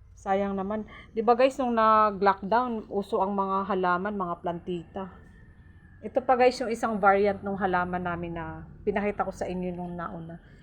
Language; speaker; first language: Filipino; non-native, local second language; Waray